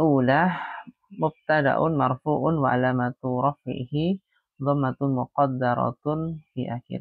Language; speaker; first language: Arabic; non-native, fluent; Indonesian